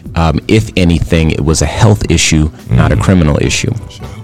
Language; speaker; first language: English; native; English